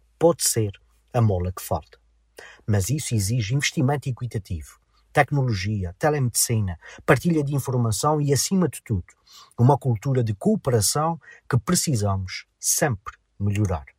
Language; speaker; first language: Portuguese; native; Portuguese